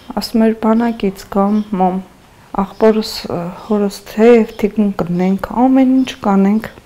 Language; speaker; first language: Armenian; native; Armenian